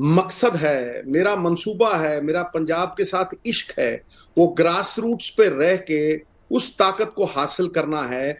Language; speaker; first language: Hindi; non-native, local second language; Punjabi